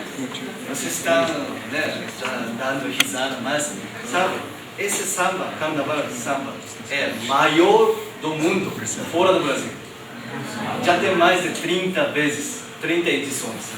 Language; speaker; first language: Portuguese; non-native, fluent; Japanese